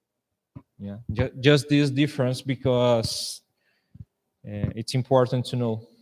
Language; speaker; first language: English; non-native, fluent; Portuguese